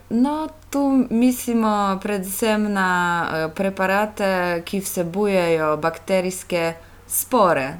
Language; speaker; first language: Slovenian; non-native, fluent; Polish